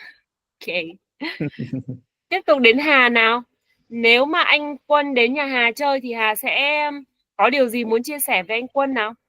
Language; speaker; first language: Vietnamese; native; Vietnamese